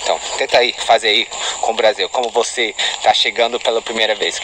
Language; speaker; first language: Portuguese; non-native, fluent; English